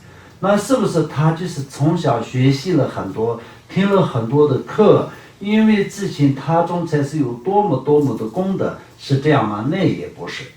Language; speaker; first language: Chinese; non-native, local second language; Tibetan